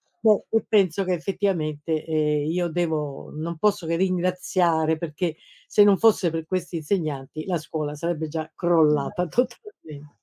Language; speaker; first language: Italian; native; Italian